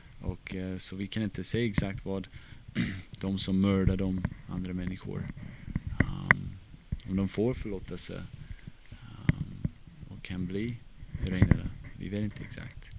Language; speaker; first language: Swedish; non-native, fluent; English